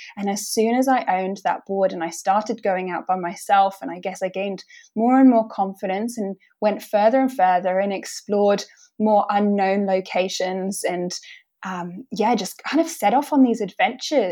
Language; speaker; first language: English; native; English